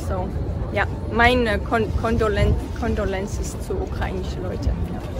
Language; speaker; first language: German; non-native, learner; Georgian